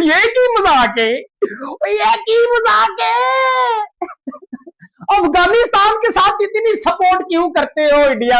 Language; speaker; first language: Hindi; non-native, local second language; Punjabi